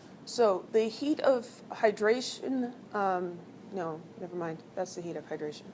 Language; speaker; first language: English; native; English